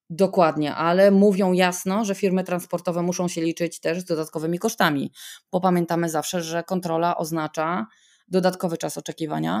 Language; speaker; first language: Polish; native; Polish